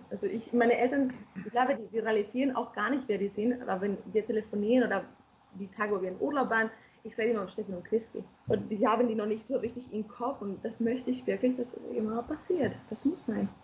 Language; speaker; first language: German; non-native, fluent; Spanish